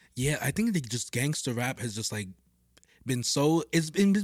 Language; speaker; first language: English; early bilingual, other home language; Spanish